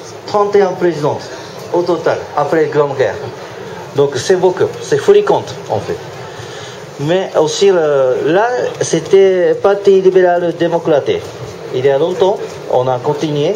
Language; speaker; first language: French; non-native, learner; Japanese